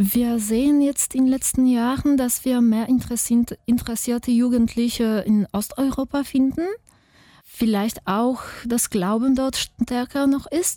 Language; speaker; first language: German; non-native, fluent; Polish